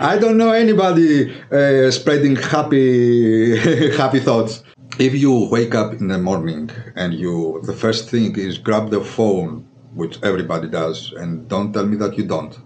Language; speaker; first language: English; non-native, fluent; Greek